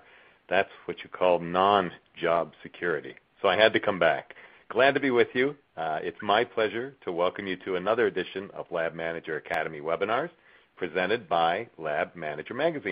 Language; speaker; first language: English; native; English